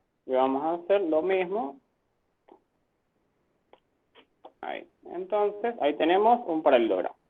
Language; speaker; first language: Spanish; native; Spanish